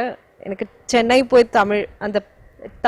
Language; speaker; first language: Tamil; non-native, learner; Malayalam